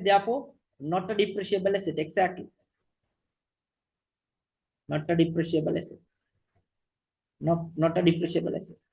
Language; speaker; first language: English; non-native, local second language; Sinhala